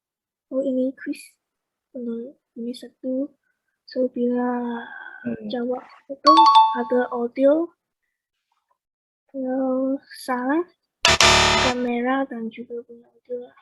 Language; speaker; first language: Malay; native; Malay